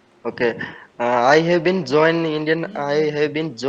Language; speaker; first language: English; non-native, learner; Hindi